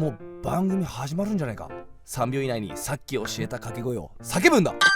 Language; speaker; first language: Japanese; native; Japanese